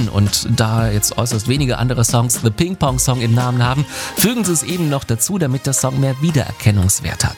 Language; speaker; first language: German; native; German